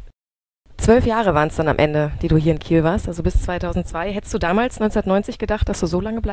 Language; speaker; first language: German; native; German